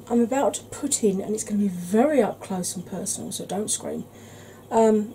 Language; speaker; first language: English; native; English